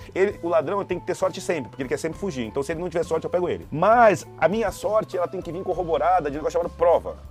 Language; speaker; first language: Portuguese; native; Portuguese